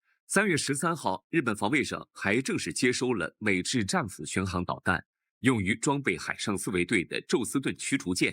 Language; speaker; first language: Chinese; native; Chinese